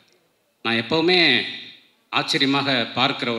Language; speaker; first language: Tamil; native; Tamil